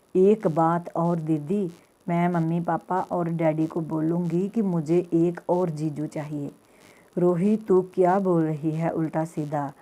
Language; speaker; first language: Hindi; non-native, local second language; Punjabi